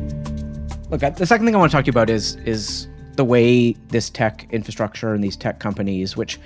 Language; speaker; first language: English; native; English